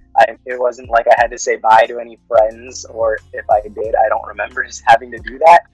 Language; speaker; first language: English; early bilingual, other home language; Filipino